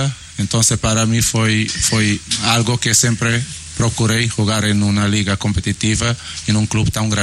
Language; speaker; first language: Spanish; non-native, learner; Portuguese